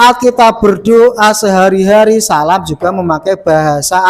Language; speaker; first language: Indonesian; native; Indonesian